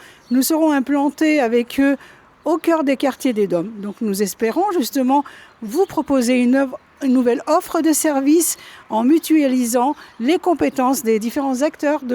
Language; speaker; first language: French; native; French